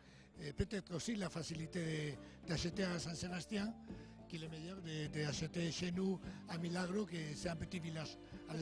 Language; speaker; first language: French; non-native, learner; Spanish